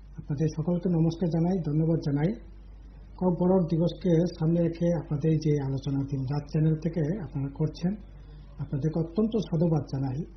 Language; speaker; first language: Bangla; non-native, local second language; Kok Borok